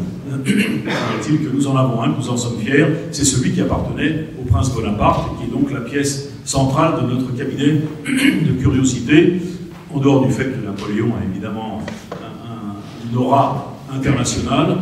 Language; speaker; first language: French; native; French